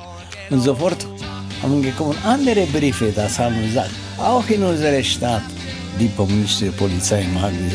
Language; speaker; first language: German; non-native, learner; Romanian